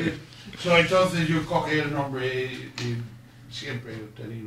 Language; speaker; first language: Spanish; non-native, learner; English